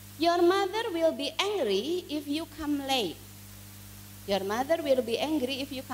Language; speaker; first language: English; non-native, fluent; Indonesian